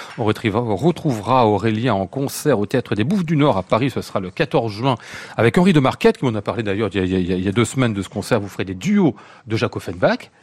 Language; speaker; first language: French; native; French